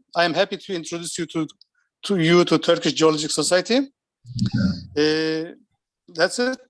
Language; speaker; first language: English; non-native, fluent; Turkish